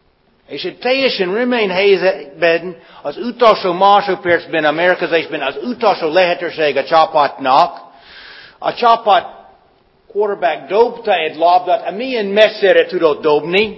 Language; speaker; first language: Hungarian; non-native, fluent; English